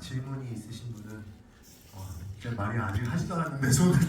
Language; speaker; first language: Korean; native; Korean